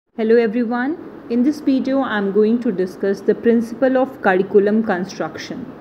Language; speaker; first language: English; non-native, local second language; Hindi